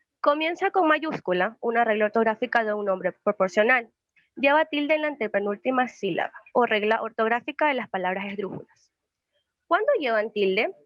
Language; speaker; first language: Spanish; native; Spanish